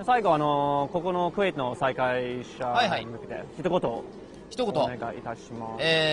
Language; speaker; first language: Japanese; non-native, learner; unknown